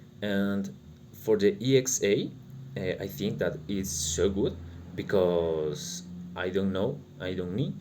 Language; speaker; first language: English; non-native, learner; Spanish